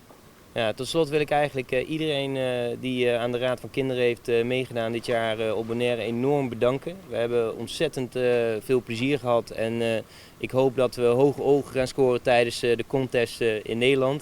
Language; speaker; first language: Dutch; native; Dutch